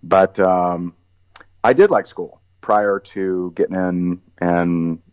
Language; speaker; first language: English; native; English